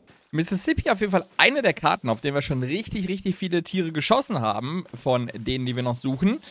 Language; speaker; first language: German; native; German